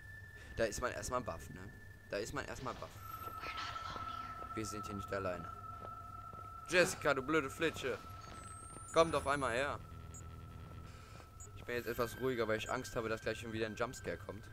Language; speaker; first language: German; native; German